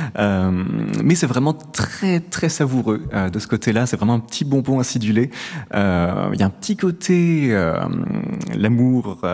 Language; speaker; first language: French; native; French